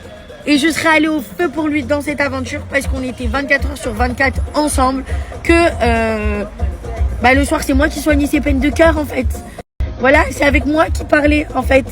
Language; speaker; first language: French; native; French